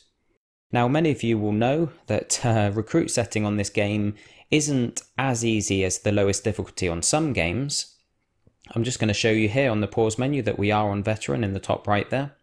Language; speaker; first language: English; native; English